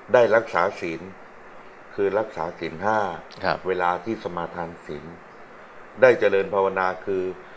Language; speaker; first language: Thai; native; Thai